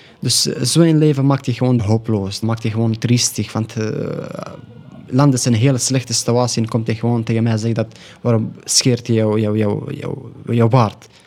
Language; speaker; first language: Dutch; non-native, learner; Pashto